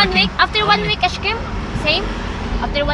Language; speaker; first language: English; non-native, local second language; Filipino